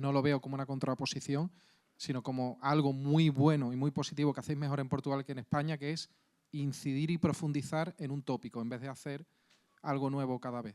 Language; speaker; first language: Spanish; native; Spanish